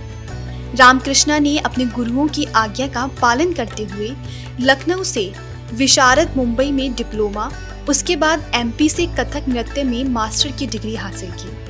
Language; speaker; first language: Hindi; native; Hindi